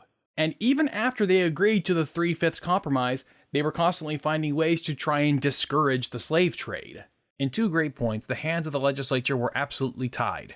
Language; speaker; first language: English; native; English